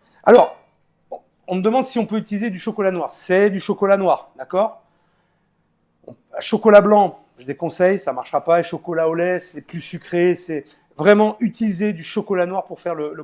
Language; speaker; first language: French; native; French